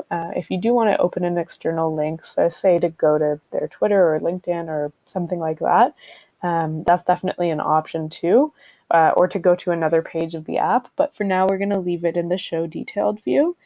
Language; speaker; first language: English; native; English